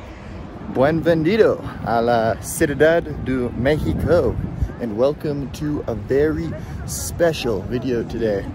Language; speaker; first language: Spanish; non-native, learner; English